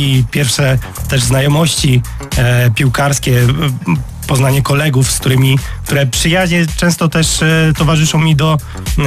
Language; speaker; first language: Polish; native; Polish